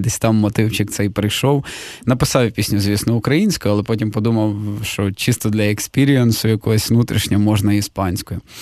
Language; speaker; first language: Ukrainian; native; Ukrainian